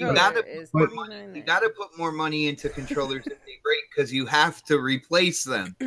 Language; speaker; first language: English; native; English